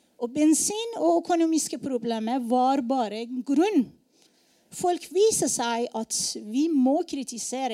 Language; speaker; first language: Norwegian; non-native, learner; Persian